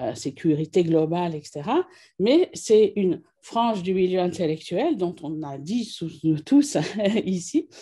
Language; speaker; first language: French; native; French